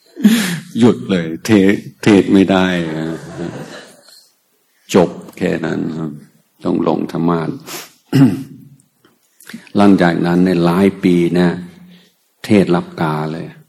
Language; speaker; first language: Thai; native; Thai